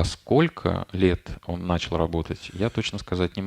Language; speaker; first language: Russian; native; Russian